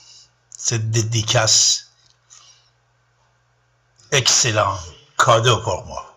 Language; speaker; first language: French; non-native, fluent; Persian